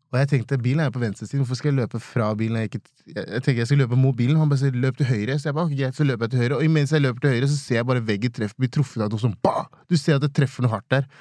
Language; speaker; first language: Norwegian; non-native, fluent; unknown